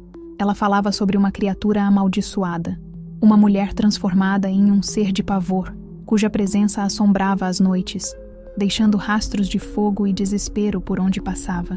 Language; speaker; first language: Portuguese; native; Portuguese